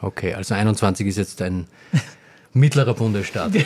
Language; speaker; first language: German; native; German